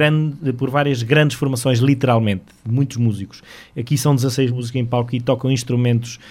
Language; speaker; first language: Portuguese; native; Portuguese